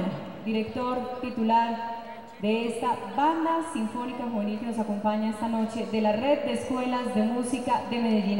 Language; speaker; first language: Spanish; native; Spanish